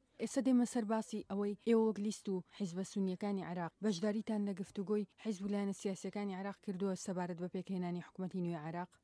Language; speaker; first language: Central Kurdish; native; Central Kurdish